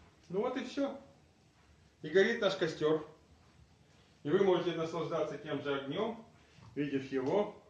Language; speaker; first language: Russian; native; Russian